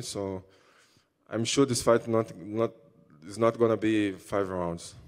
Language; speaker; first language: English; non-native, learner; Portuguese